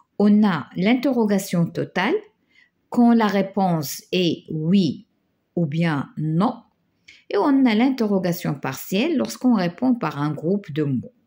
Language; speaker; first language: French; non-native, local second language; Arabic